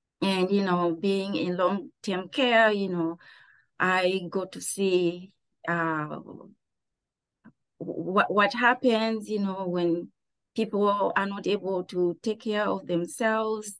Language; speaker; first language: English; non-native, local second language; Shona